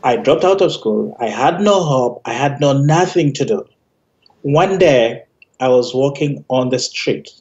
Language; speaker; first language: English; non-native, local second language; Ganda